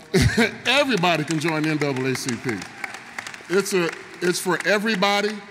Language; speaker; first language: English; native; English